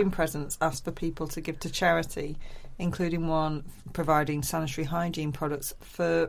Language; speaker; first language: English; native; English